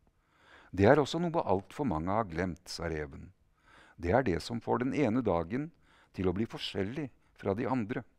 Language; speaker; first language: Norwegian; native; Norwegian